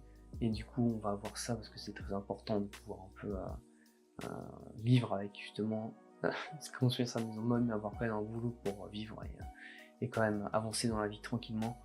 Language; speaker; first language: French; native; French